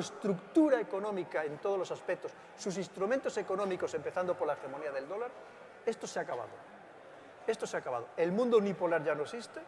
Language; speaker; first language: Spanish; native; Spanish